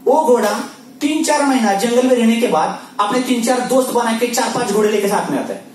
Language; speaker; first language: Hindi; non-native, local second language; Marathi